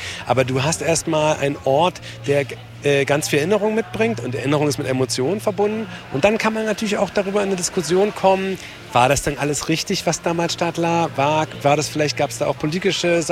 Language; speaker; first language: German; native; German